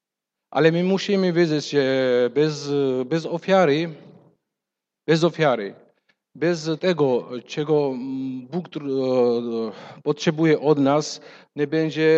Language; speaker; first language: Polish; non-native, fluent; Russian